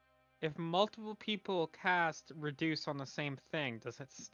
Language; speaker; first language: English; native; English